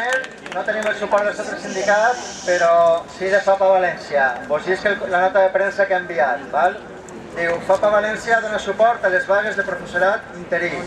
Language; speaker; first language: Catalan; native; Catalan